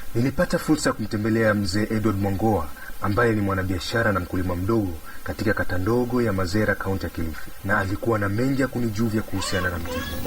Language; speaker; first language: Swahili; native; Swahili